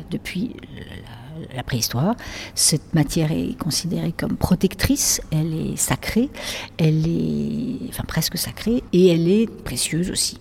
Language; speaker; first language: French; native; French